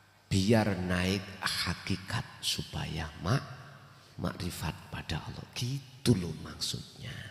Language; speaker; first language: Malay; non-native, local second language; Javanese